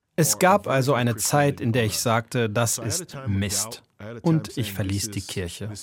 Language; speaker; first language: German; non-native, fluent; English